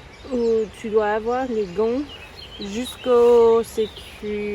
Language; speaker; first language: French; non-native, learner; English